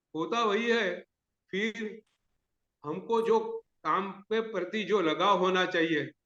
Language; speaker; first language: Hindi; non-native, local second language; Gujarati